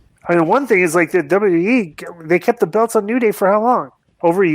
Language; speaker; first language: English; native; English